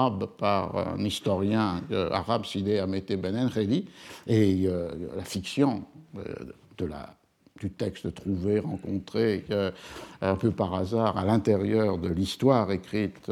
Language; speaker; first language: French; native; French